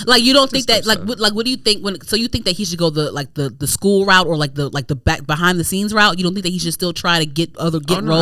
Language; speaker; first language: English; native; English